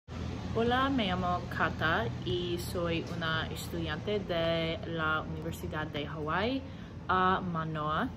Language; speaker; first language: Spanish; non-native, learner; English